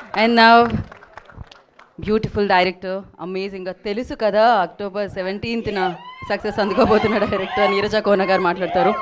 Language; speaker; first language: Telugu; native; Telugu